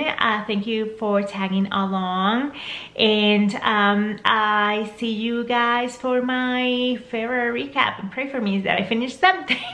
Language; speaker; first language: English; non-native, fluent; Spanish